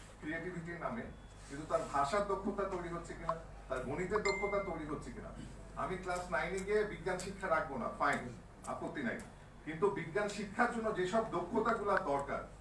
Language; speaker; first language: Bangla; native; Bangla